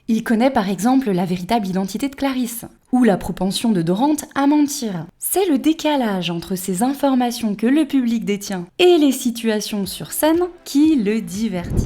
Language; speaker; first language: French; native; French